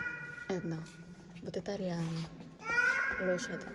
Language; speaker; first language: Russian; non-native, learner; Indonesian